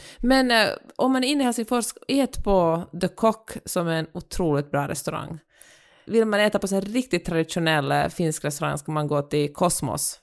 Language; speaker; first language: Swedish; native; Swedish